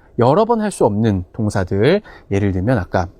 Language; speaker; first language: Korean; native; Korean